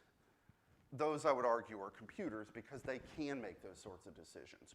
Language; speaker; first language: English; native; English